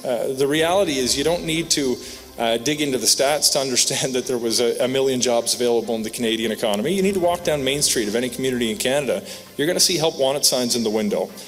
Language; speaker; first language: English; native; English